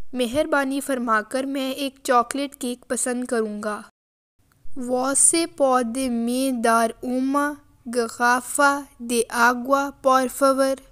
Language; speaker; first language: Portuguese; non-native, learner; Urdu